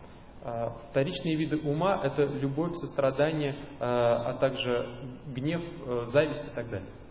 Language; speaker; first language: Russian; native; Russian